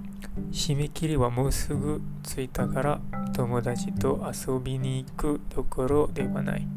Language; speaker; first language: Japanese; non-native, learner; English